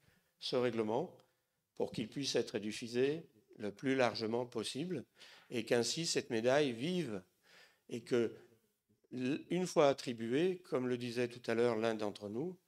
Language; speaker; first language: French; native; French